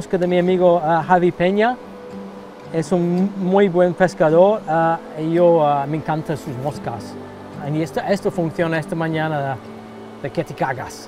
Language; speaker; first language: Spanish; non-native, learner; English